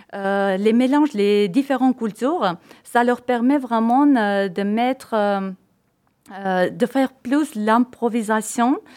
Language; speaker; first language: French; non-native, fluent; Armenian